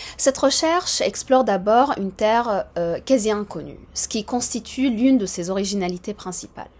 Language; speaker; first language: French; non-native, fluent; Arabic